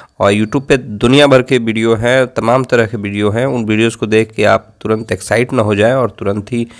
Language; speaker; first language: Hindi; native; Hindi